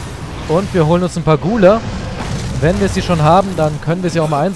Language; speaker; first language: German; native; German